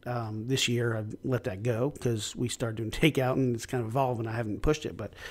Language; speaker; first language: English; native; English